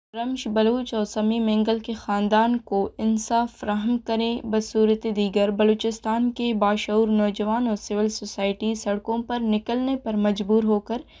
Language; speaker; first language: Urdu; non-native, local second language; Baluchi